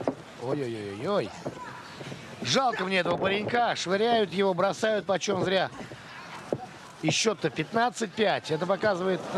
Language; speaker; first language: Russian; native; Russian